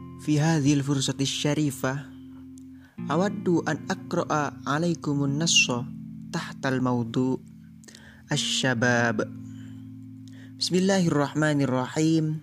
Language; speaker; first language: Arabic; non-native, learner; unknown